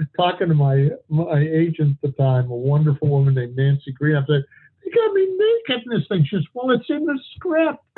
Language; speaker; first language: English; native; English